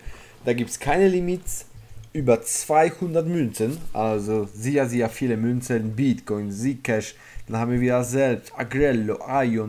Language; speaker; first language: German; non-native, fluent; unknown